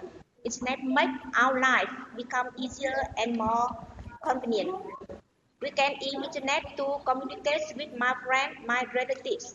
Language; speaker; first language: English; non-native, learner; Vietnamese